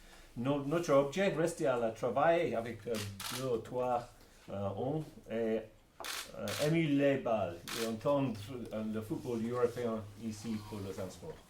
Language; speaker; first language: French; non-native, learner; English